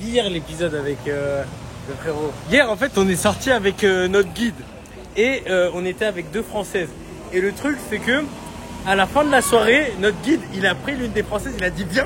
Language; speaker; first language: French; native; French